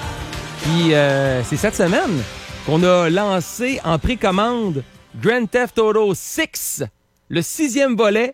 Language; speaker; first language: French; native; French